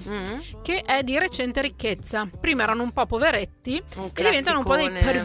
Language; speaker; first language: Italian; native; Italian